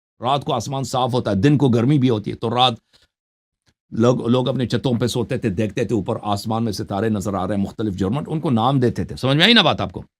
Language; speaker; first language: Urdu; non-native, fluent; Persian